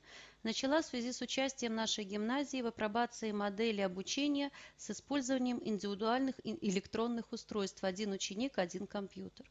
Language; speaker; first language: Russian; native; Russian